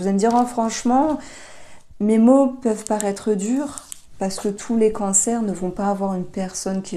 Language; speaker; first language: French; native; French